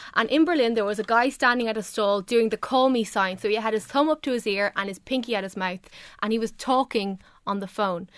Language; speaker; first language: English; native; English